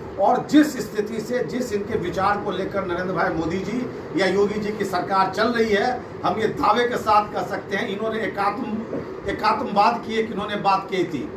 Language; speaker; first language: Hindi; native; Hindi